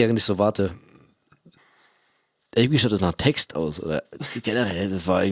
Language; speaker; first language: German; native; German